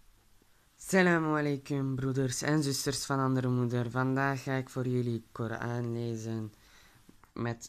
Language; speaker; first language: Dutch; early bilingual, other home language; Turkish